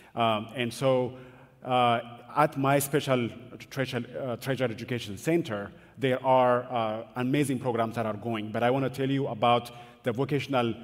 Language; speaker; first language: English; non-native, fluent; Amharic